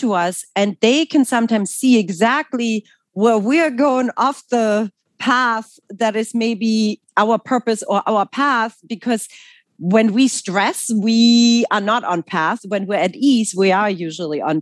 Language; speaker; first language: English; non-native, fluent; German